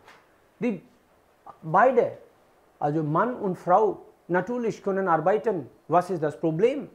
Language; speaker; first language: German; non-native, fluent; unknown